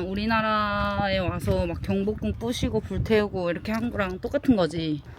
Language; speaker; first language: Korean; native; Korean